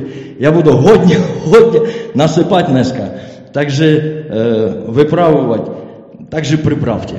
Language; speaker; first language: Czech; non-native, learner; Ukrainian